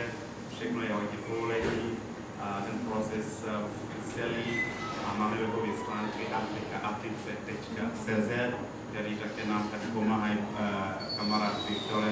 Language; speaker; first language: Czech; non-native, learner; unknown